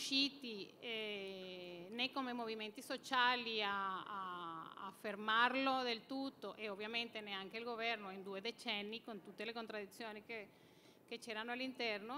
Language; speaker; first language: Italian; non-native, fluent; Spanish